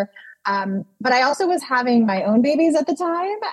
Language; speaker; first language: English; native; English